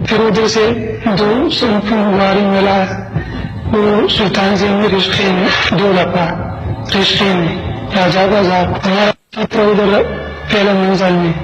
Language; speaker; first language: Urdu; non-native, local second language; Pashto